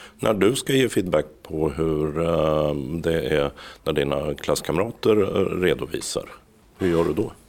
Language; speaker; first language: Swedish; native; Swedish